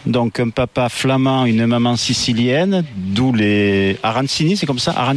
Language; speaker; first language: French; native; French